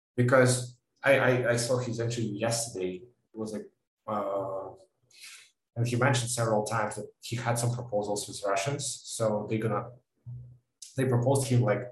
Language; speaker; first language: English; non-native, fluent; Ukrainian